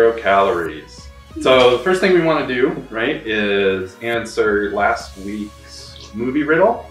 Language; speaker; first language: English; native; English